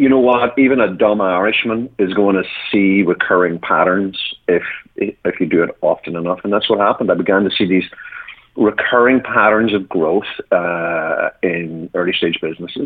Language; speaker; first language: English; native; English